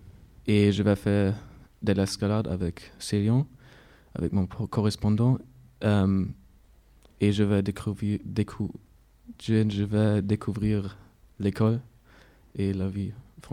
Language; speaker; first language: French; non-native, learner; German